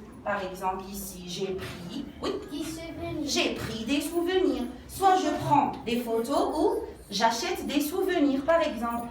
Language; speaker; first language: French; non-native, local second language; Arabic